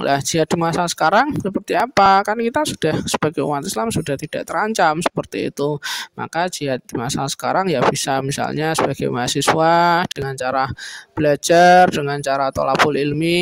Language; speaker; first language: Indonesian; native; Indonesian